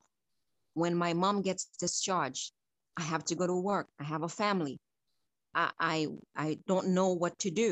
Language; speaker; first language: English; non-native, fluent; Haitian Creole